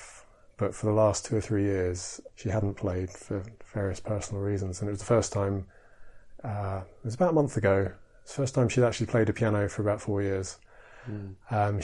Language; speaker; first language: English; native; English